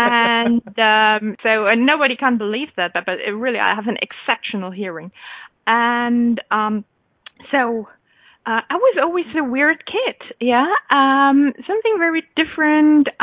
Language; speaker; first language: English; non-native, fluent; German